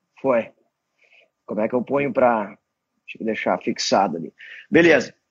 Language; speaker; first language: Portuguese; native; Portuguese